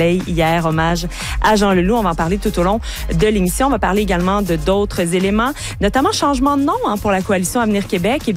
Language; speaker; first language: French; native; French